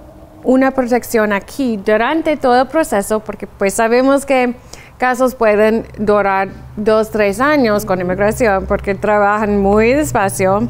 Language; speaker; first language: Spanish; non-native, fluent; English